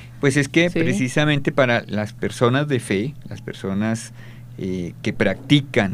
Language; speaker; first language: Spanish; native; Spanish